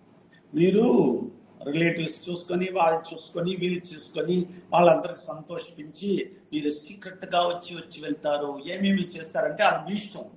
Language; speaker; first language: Telugu; non-native, fluent; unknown